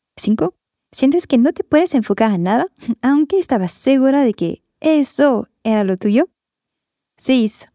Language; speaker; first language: Spanish; non-native, fluent; French